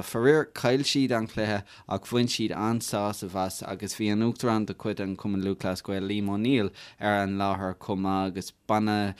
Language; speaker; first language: Irish; native; Irish